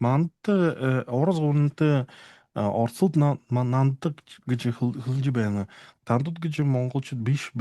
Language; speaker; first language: Mongolian; non-native, learner; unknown